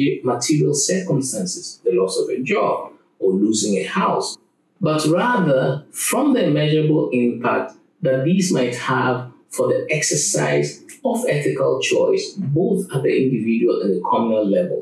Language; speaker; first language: English; non-native, local second language; Akan